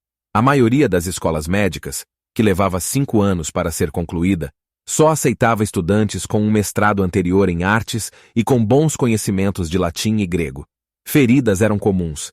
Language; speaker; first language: Portuguese; native; Portuguese